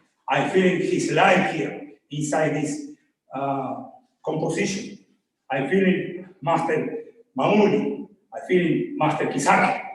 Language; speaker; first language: English; non-native, learner; Spanish